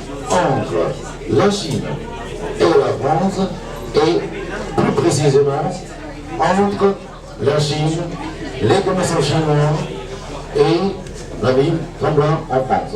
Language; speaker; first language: French; non-native, fluent; Chinese